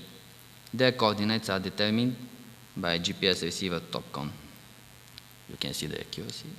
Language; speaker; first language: English; non-native, fluent; Bulgarian